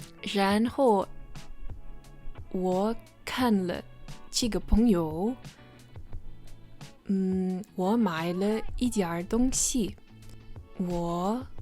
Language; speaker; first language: Chinese; non-native, learner; English